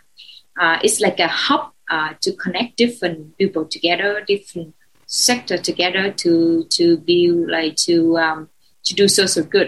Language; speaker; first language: English; non-native, fluent; Vietnamese